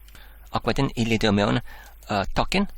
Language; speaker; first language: Welsh; non-native, learner; Polish